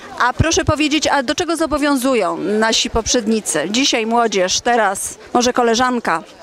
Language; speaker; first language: Polish; native; Polish